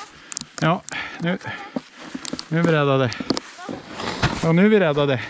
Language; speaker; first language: Swedish; native; Swedish